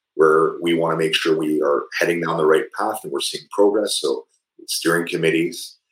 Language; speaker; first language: English; early bilingual, other home language; French